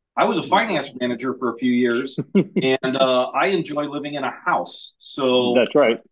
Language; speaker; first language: English; native; English